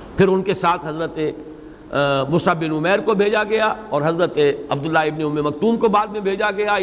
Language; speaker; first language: Urdu; native; Urdu